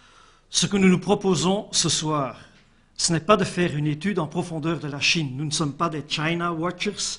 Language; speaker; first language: French; native; French